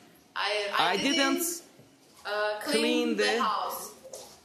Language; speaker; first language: English; non-native, learner; Turkish